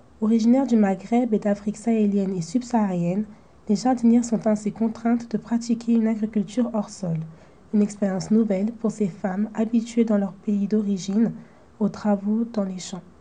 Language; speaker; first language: French; native; French